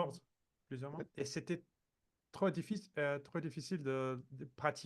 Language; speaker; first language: French; non-native, fluent; Portuguese